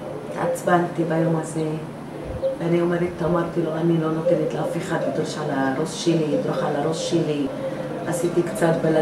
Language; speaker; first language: Hebrew; non-native, local second language; Arabic